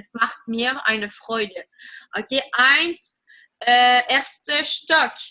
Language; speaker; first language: German; non-native, fluent; French